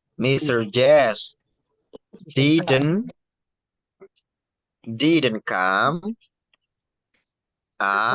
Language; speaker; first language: English; non-native, fluent; Indonesian